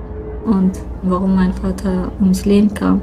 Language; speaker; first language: German; early bilingual, other home language; Kurdish